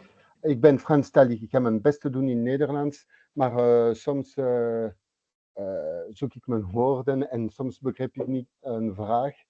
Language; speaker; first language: Dutch; non-native, local second language; French